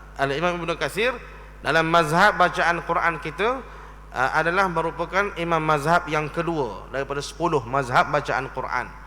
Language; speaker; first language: Malay; native; Malay